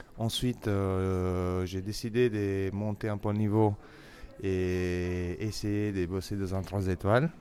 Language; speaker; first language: French; non-native, fluent; Italian